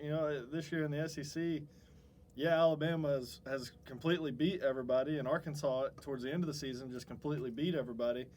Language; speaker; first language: English; native; English